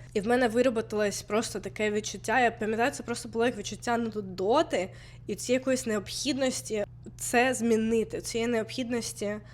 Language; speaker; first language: Ukrainian; non-native, local second language; Russian